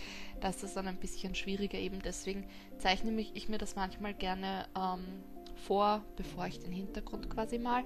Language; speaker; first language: German; native; German